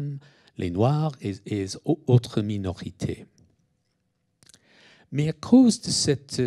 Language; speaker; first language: French; non-native, fluent; English